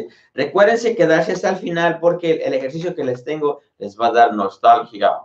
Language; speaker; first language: Spanish; native; Spanish